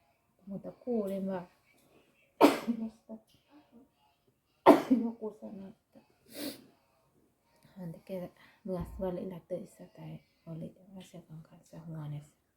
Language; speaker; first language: Finnish; non-native, learner; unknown